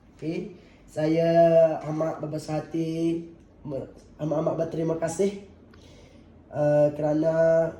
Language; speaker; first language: Malay; native; Malay